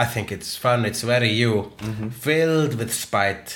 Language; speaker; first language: English; non-native, fluent; Icelandic